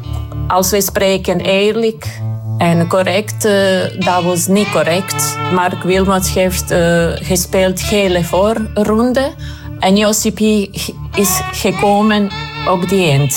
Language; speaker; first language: Dutch; non-native, learner; Croatian